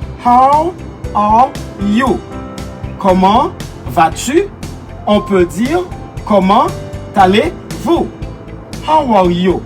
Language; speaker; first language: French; non-native, local second language; Haitian Creole